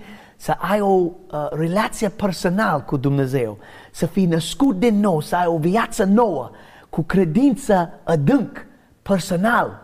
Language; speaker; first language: Romanian; non-native, learner; English